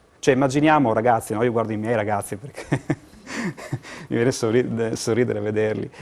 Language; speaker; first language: Italian; native; Italian